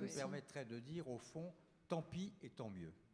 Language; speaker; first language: French; native; French